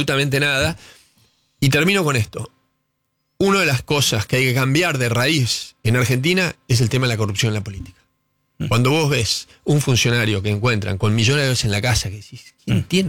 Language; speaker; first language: Spanish; native; Spanish